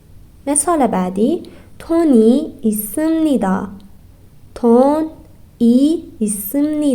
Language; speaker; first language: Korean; non-native, fluent; Persian